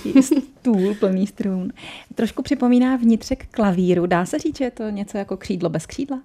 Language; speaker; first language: Czech; native; Czech